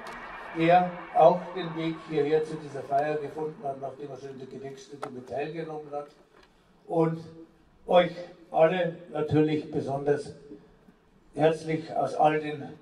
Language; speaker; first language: German; native; German